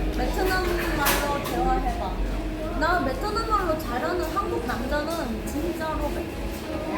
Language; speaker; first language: Korean; non-native, fluent; Vietnamese